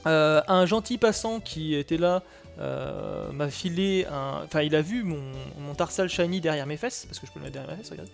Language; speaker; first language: French; native; French